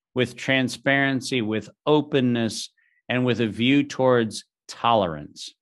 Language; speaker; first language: English; native; English